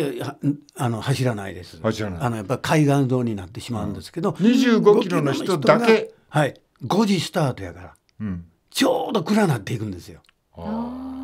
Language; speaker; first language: Japanese; native; Japanese